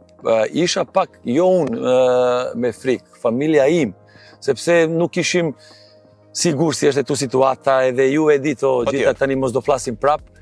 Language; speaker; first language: Albanian; non-native, learner; Serbian